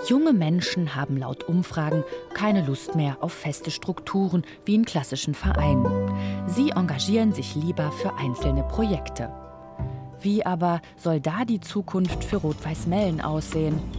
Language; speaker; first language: German; native; German